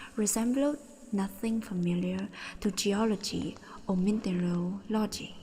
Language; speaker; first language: English; non-native, learner; Vietnamese